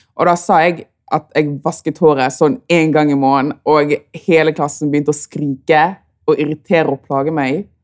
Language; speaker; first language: Norwegian; early bilingual, other home language; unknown